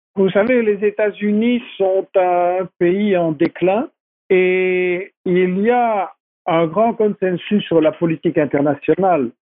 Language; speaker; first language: French; native; French